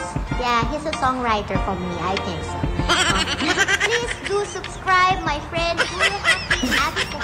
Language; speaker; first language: English; non-native, local second language; Filipino